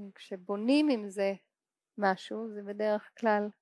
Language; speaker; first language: Hebrew; native; Hebrew